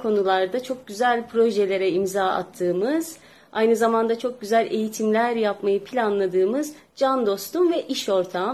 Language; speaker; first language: Turkish; native; Turkish